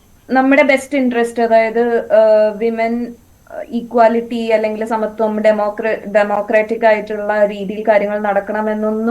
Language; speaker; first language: Malayalam; native; Malayalam